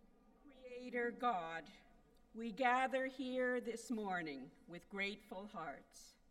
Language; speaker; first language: English; native; English